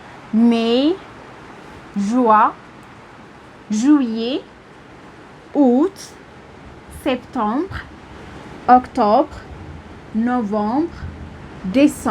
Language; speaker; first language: French; non-native, fluent; Amharic